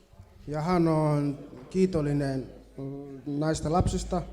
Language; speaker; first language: Finnish; early bilingual, other home language; Swahili